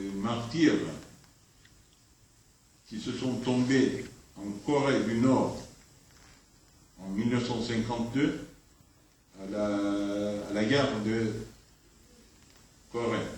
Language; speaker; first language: French; non-native, fluent; Turkish